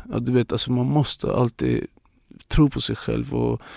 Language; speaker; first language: Swedish; non-native, local second language; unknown